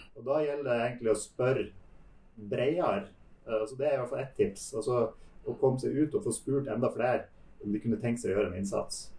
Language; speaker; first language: Norwegian; native; Norwegian